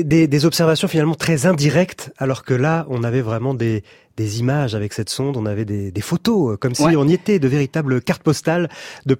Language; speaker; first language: French; native; French